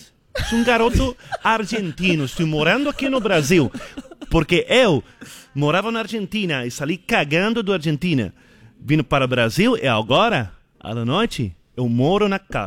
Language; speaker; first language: Portuguese; non-native, learner; Spanish